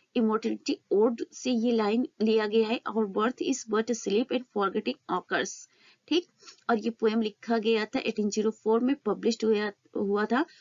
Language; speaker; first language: Hindi; native; Hindi